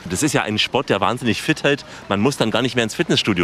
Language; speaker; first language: German; native; German